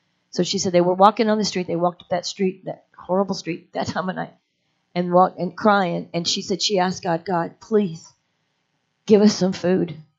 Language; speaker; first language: English; native; English